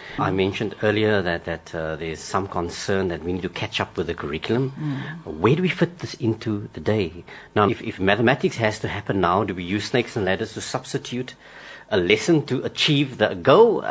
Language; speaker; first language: English; non-native, local second language; Afrikaans